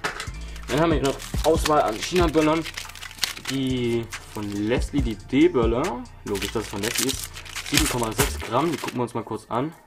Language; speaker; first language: German; native; German